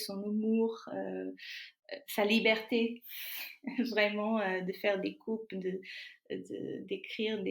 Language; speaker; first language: French; non-native, fluent; Portuguese